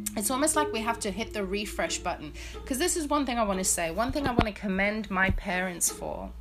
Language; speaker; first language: English; native; English